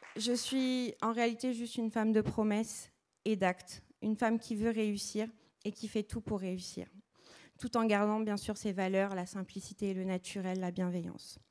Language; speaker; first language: French; early bilingual, other home language; Portuguese